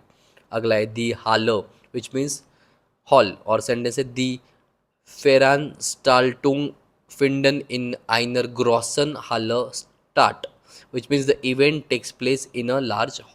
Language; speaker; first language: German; non-native, learner; Hindi